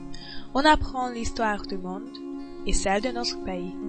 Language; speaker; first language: French; non-native, learner; Hungarian